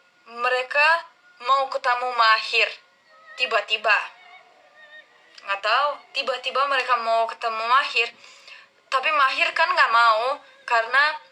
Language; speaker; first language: Indonesian; non-native, learner; Turkish